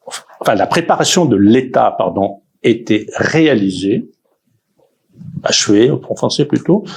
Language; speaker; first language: French; native; French